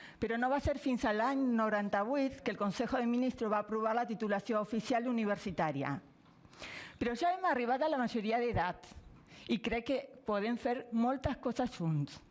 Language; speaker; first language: Catalan; non-native, fluent; Spanish